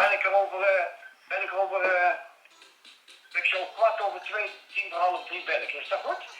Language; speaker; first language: Dutch; native; Dutch